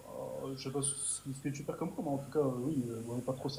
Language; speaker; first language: French; native; French